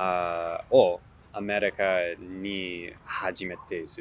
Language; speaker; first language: Japanese; non-native, learner; English